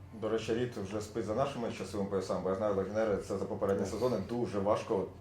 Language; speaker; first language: Ukrainian; native; Ukrainian